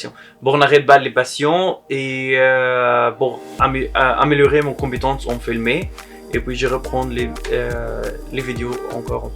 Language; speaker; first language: French; non-native, learner; Arabic